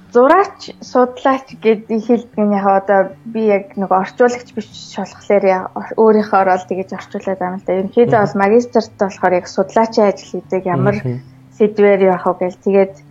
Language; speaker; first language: Mongolian; native; Mongolian